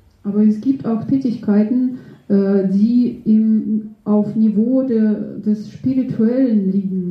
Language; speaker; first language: German; non-native, fluent; Russian